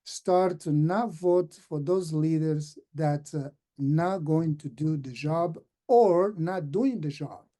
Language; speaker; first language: English; non-native, fluent; Portuguese